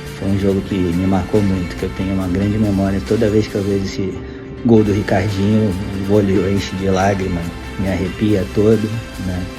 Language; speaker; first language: Portuguese; native; Portuguese